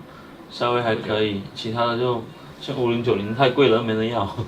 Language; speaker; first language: Chinese; native; Chinese